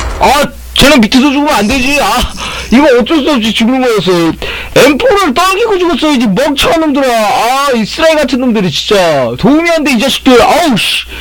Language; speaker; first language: Korean; native; Korean